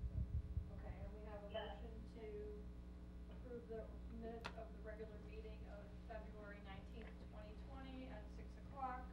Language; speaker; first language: English; native; English